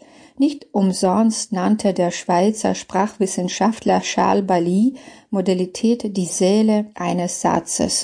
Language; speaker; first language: German; non-native, fluent; Belarusian